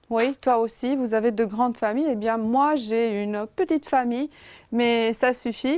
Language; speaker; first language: French; non-native, fluent; Romanian